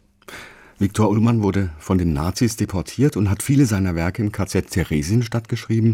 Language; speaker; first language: German; native; German